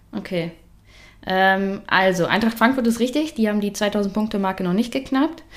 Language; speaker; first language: German; native; German